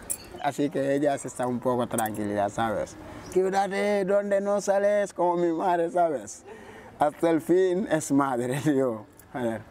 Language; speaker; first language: Spanish; non-native, local second language; Wolof